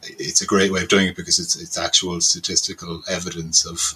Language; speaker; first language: English; native; English